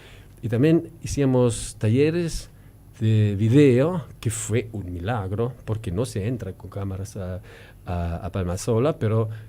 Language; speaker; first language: Spanish; non-native, fluent; German